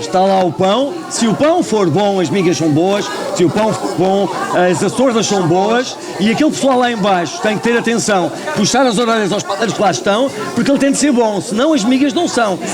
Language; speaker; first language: Portuguese; native; Portuguese